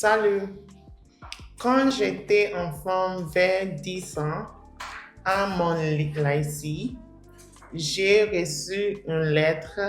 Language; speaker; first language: French; non-native, learner; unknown